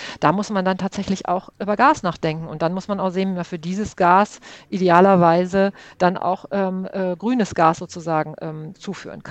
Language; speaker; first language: German; native; German